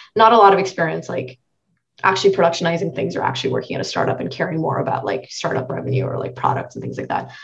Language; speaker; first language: English; non-native, local second language; Marathi